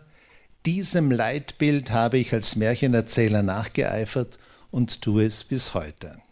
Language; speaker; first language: German; native; German